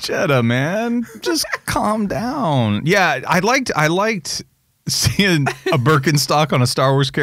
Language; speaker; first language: English; native; English